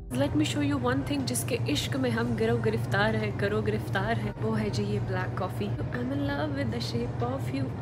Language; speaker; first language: Urdu; native; Urdu